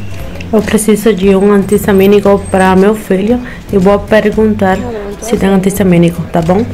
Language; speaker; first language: Portuguese; non-native, learner; Spanish